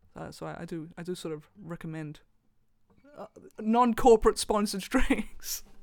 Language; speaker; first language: English; native; English